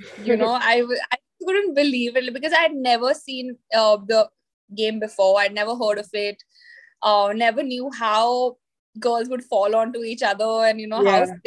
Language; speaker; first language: English; non-native, local second language; Marathi